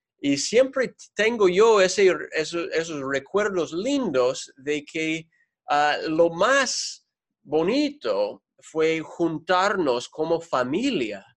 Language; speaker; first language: Spanish; non-native, fluent; English